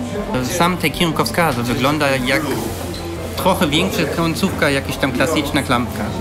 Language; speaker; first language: Polish; non-native, learner; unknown